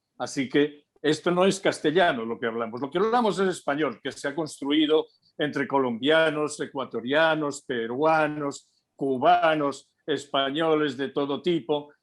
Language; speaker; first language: Spanish; native; Spanish